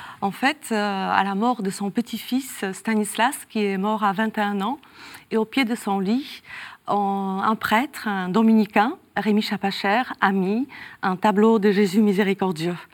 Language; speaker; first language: French; non-native, fluent; Polish